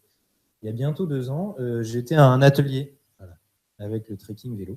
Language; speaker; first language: French; native; French